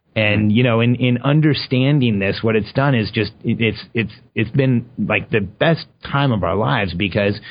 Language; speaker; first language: English; early bilingual, other home language; Spanish